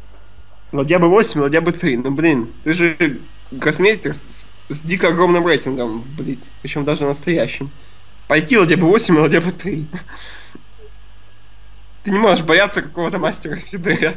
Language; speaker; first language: Russian; native; Russian